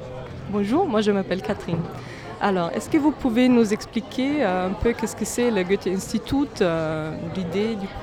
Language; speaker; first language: French; non-native, fluent; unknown